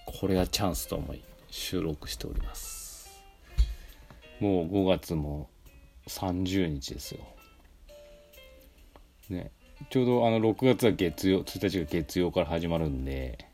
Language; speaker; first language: Japanese; native; Japanese